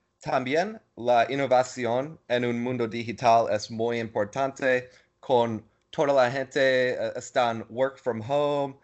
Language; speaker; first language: Spanish; non-native, learner; English